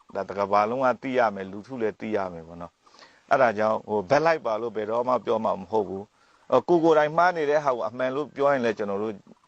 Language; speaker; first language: Burmese; non-native, local second language; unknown